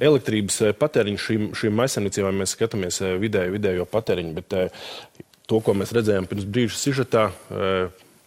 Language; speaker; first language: Latvian; native; Latvian